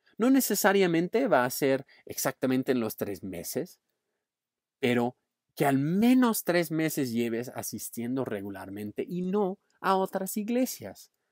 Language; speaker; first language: Spanish; non-native, fluent; English